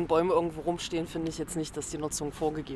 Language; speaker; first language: German; native; German